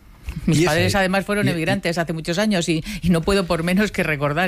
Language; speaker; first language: Spanish; native; Spanish